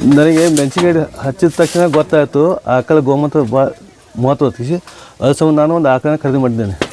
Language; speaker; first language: Kannada; native; Kannada